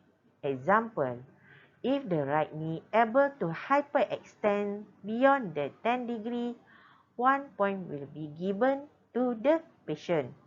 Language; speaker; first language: English; non-native, local second language; Malay